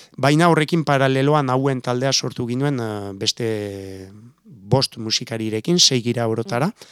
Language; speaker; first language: Basque; native; Basque